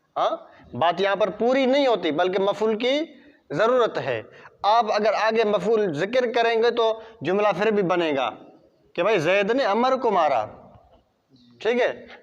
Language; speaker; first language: Urdu; non-native, local second language; Sindhi